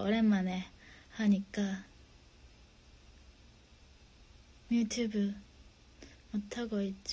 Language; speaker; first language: Korean; non-native, fluent; Japanese